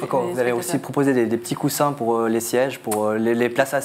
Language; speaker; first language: French; native; French